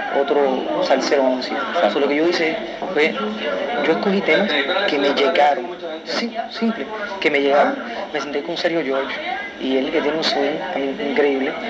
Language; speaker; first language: Spanish; early bilingual, heritage; Spanish